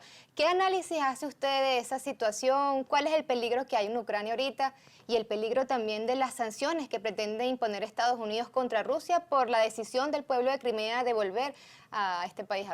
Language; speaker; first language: Spanish; native; Spanish